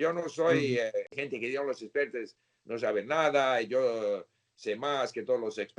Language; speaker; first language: Spanish; non-native, fluent; English